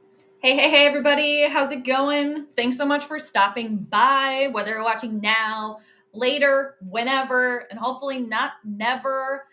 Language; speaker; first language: English; native; English